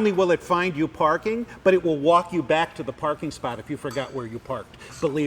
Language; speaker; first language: English; native; English